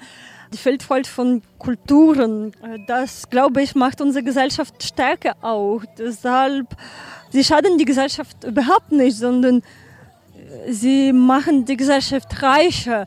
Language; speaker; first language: German; non-native, learner; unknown